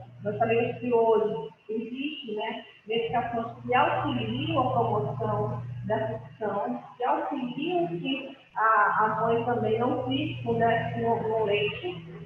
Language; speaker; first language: Portuguese; native; Portuguese